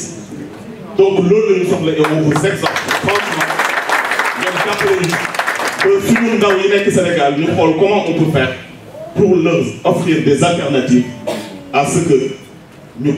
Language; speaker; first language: French; non-native, local second language; Wolof